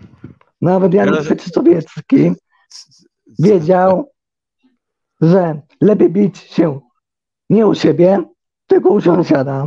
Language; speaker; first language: Polish; early bilingual, heritage; Polish